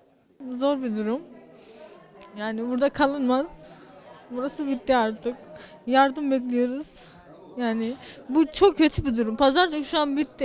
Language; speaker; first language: Turkish; non-native, local second language; Kurdish